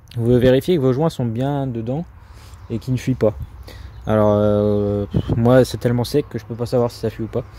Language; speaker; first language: French; native; French